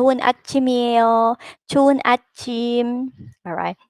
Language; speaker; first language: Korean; non-native, fluent; Filipino